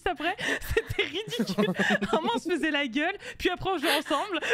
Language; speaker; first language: French; native; French